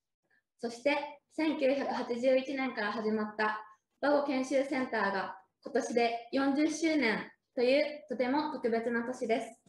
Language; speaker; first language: Japanese; native; Japanese